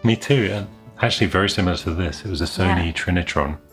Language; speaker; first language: English; native; English